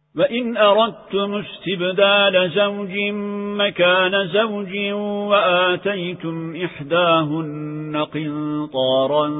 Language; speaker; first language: Arabic; non-native, fluent; Turkish